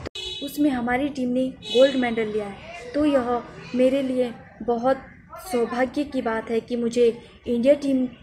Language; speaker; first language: Hindi; native; Hindi